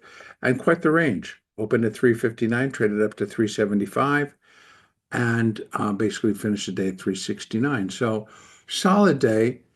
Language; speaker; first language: English; native; English